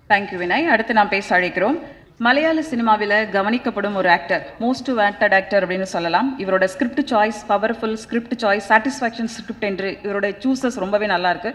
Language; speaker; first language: Tamil; native; Tamil